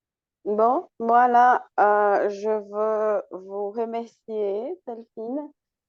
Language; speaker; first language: French; non-native, fluent; Portuguese